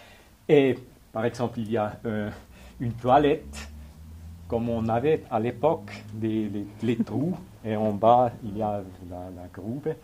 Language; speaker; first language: French; non-native, local second language; German